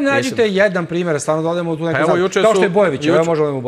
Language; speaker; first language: Serbian; native; Serbian